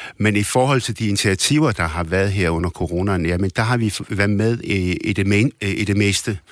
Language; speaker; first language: Danish; early bilingual, other home language; Arabic